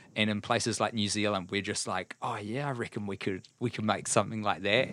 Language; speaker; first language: English; native; English